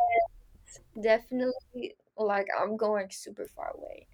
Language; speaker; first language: English; early bilingual, other home language; Spanish